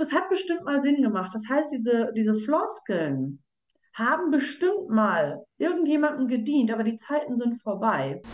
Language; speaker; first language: German; native; German